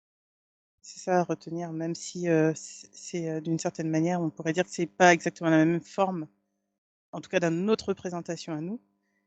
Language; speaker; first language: French; native; French